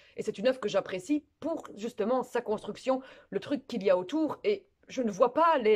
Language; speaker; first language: French; native; French